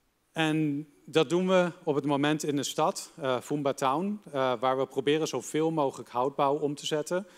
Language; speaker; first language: Dutch; native; Dutch